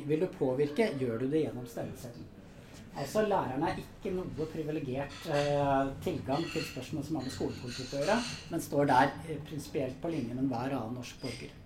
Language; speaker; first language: Norwegian; native; Norwegian